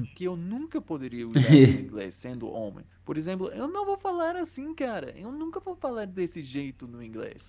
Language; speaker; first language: Portuguese; non-native, fluent; English